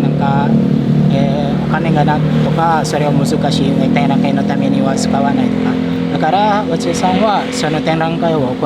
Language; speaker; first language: Japanese; non-native, fluent; Indonesian